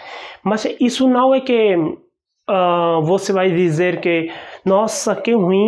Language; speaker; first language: Portuguese; non-native, learner; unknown